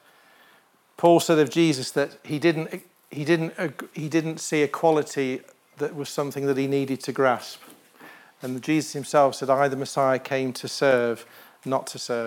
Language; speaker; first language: English; native; English